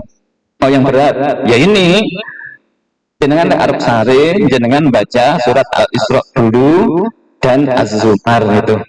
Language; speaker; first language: Indonesian; non-native, local second language; Javanese